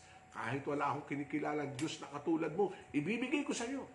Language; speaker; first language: Filipino; native; Filipino